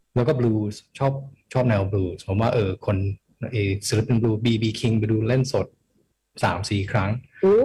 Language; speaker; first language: Thai; early bilingual, heritage; Thai